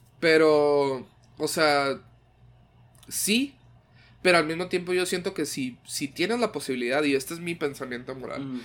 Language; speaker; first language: Spanish; native; Spanish